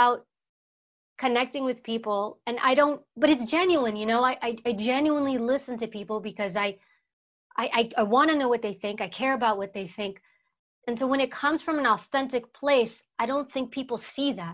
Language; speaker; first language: English; early bilingual, other home language; Greek